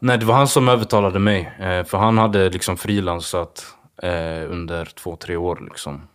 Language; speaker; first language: Swedish; early bilingual, other home language; Swahili